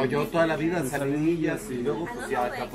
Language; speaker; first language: Spanish; native; Spanish